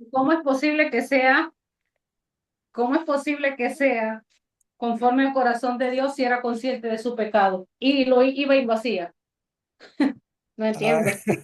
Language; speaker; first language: Spanish; native; Spanish